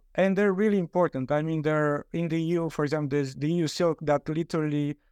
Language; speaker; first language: English; non-native, fluent; Romanian